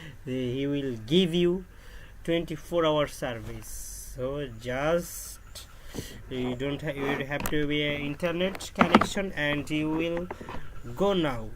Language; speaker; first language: English; non-native, learner; Bangla